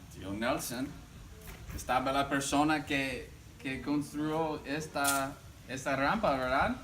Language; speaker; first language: Spanish; non-native, learner; English